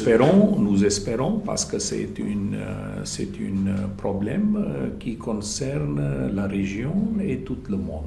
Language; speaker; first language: French; non-native, fluent; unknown